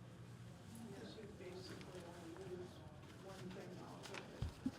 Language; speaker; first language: English; native; English